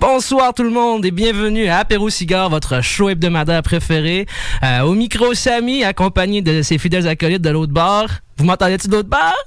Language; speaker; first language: French; native; French